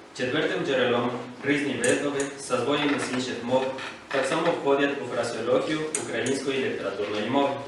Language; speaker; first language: Ukrainian; non-native, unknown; Spanish